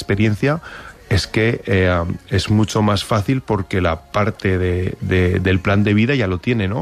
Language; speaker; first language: Spanish; native; Spanish